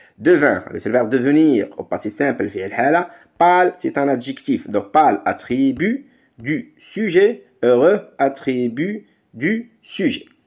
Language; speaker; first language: French; non-native, local second language; Arabic